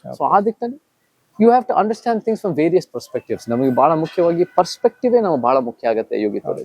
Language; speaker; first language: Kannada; early bilingual, heritage; Kannada